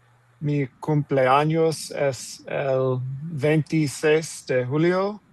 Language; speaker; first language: Spanish; non-native, learner; English